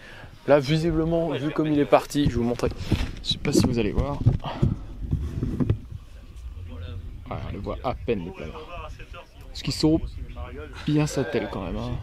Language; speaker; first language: French; native; French